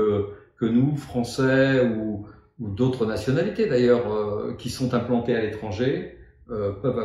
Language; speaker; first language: French; native; French